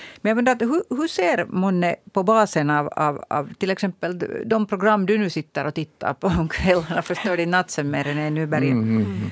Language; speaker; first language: Swedish; native; Swedish